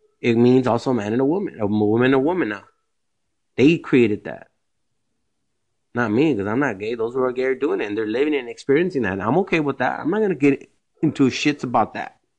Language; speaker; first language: English; early bilingual, other home language; Spanish